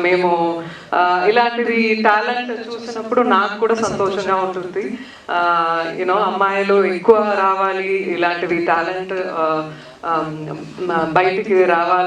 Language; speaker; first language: Telugu; non-native, learner; Tamil